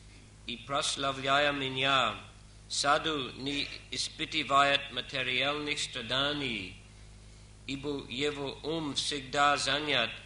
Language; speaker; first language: Russian; non-native, fluent; English